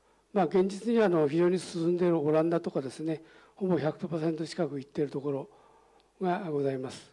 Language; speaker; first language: Japanese; native; Japanese